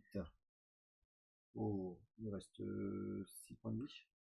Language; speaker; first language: French; native; French